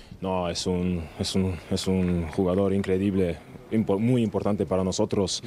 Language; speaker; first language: Spanish; non-native, learner; German